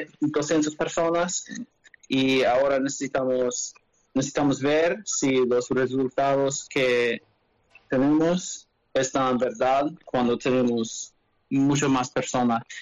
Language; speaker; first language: Spanish; non-native, learner; English